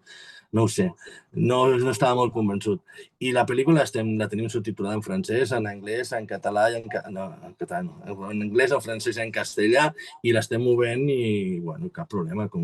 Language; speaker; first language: Catalan; native; Catalan